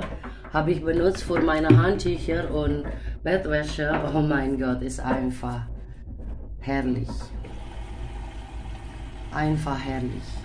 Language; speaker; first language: German; non-native, fluent; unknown